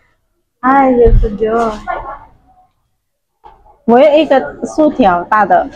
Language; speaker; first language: Chinese; non-native, learner; Indonesian